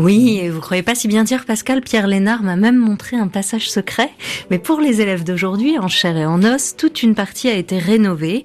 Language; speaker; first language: French; native; French